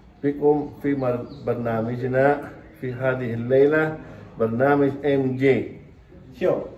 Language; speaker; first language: Arabic; non-native, fluent; Indonesian